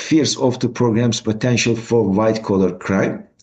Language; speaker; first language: English; non-native, fluent; Turkish